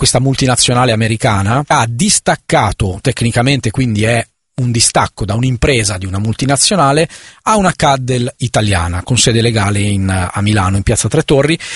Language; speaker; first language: Italian; native; Italian